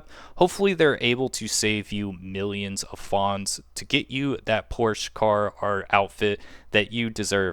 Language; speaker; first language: English; native; English